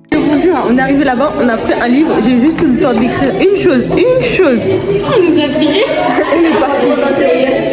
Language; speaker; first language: French; native; French